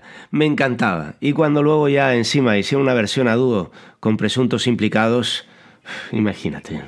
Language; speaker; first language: Spanish; native; Spanish